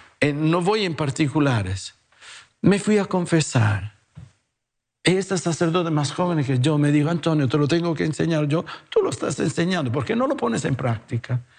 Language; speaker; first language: Spanish; non-native, fluent; Italian